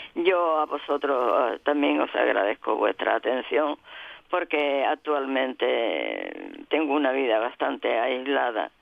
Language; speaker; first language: Spanish; native; Spanish